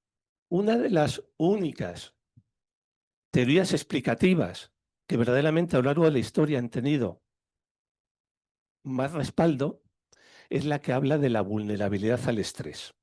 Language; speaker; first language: Spanish; native; Spanish